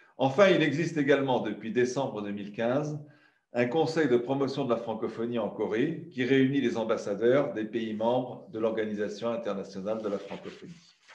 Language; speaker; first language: French; native; French